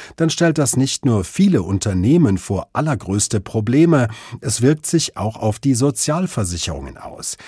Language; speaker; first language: German; native; German